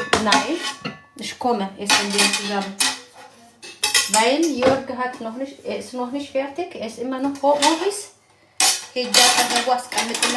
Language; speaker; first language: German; non-native, learner; Amharic